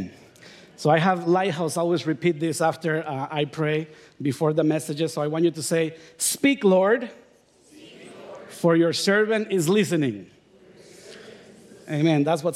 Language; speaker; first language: English; non-native, fluent; Spanish